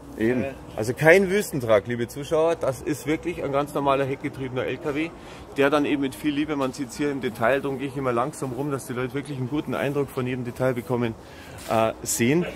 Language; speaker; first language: German; native; German